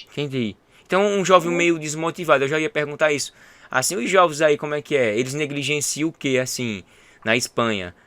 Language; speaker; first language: Portuguese; native; Portuguese